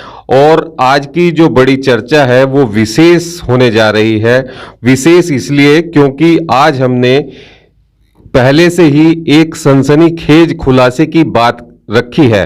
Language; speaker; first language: Hindi; native; Hindi